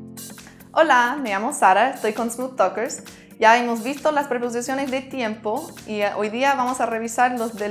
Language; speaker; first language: Spanish; non-native, fluent; English